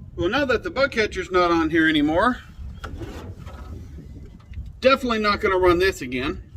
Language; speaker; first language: English; native; English